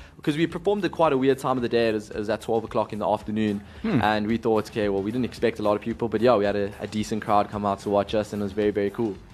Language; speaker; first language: English; native; English